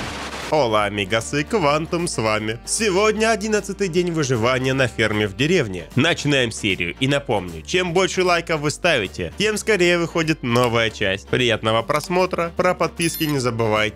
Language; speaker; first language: Russian; native; Russian